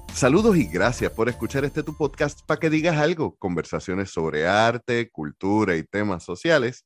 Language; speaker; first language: Spanish; native; Spanish